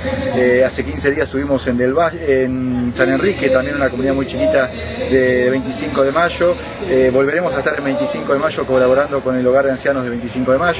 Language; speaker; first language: Spanish; native; Spanish